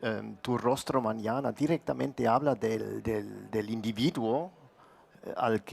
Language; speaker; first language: Spanish; non-native, fluent; German